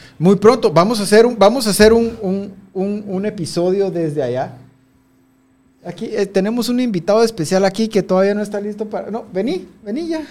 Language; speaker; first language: Spanish; native; Spanish